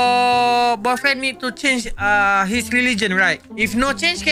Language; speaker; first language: English; non-native, learner; Malay